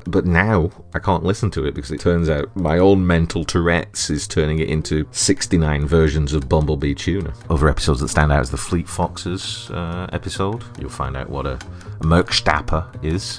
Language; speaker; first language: English; native; English